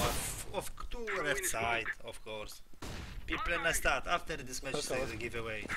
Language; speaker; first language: English; non-native, learner; Polish